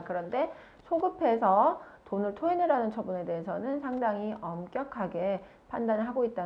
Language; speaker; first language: Korean; native; Korean